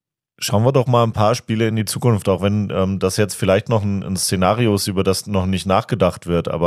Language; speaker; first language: German; native; German